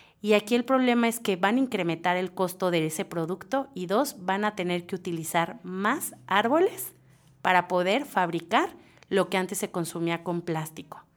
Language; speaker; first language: Spanish; native; Spanish